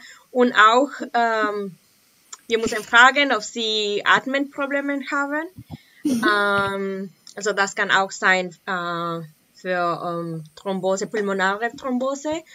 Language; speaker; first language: German; non-native, learner; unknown